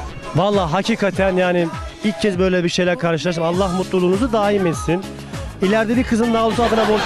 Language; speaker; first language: Turkish; native; Turkish